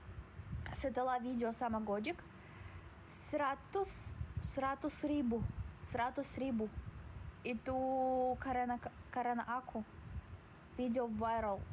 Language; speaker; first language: Indonesian; non-native, learner; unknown